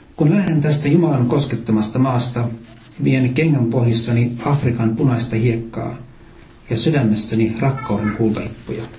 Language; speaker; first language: Finnish; native; Finnish